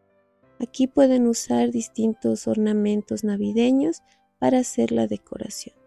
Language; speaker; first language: Spanish; native; Spanish